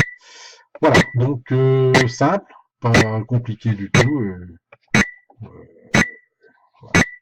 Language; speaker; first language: French; native; French